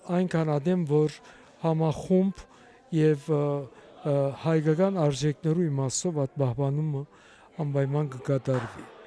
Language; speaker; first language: Armenian; native; Armenian